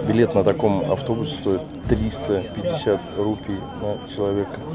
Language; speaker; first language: Russian; native; Russian